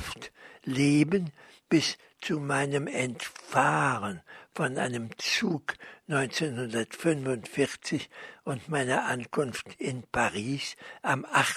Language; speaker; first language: German; early bilingual, heritage; German